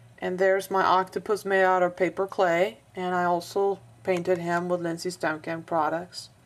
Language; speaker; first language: English; non-native, fluent; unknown